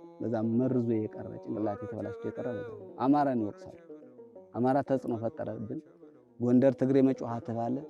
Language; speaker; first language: Amharic; native; Amharic